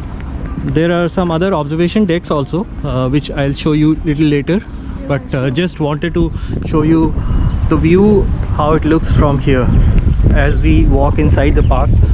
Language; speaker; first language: English; non-native, local second language; Hindi